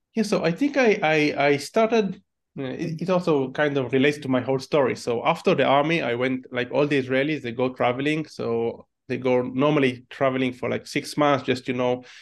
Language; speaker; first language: English; non-native, fluent; Hebrew